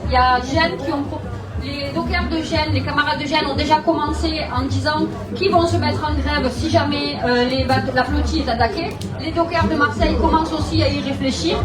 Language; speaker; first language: French; native; French